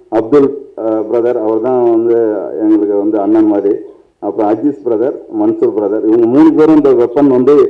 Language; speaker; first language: Tamil; native; Tamil